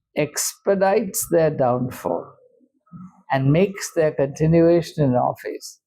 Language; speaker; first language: English; non-native, local second language; Malayalam